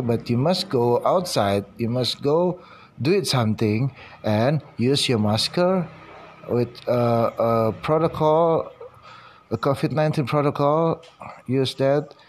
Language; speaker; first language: English; non-native, learner; Indonesian